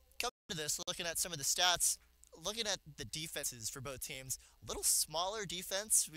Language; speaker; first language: English; native; English